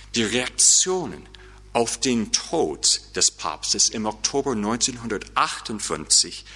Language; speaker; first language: German; non-native, fluent; English